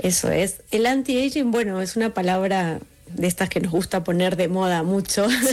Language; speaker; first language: Spanish; native; Spanish